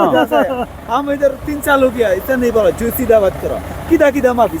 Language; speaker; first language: Hindi; non-native, learner; Bangla